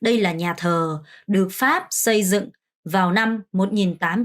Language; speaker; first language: Vietnamese; non-native, fluent; Korean